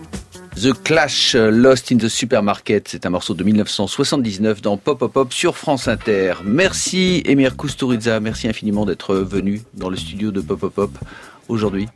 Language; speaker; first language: French; native; French